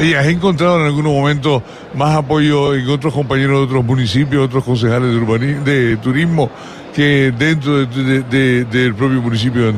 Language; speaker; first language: Spanish; native; Spanish